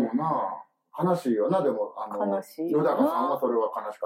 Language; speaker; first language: Japanese; native; Japanese